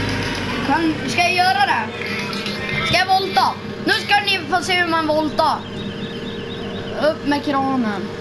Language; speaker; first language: Swedish; native; Swedish